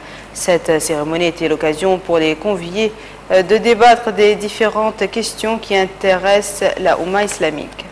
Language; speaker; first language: French; non-native, local second language; Arabic